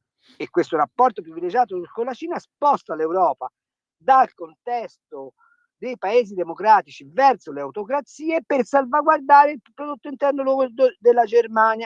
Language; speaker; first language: Italian; native; Italian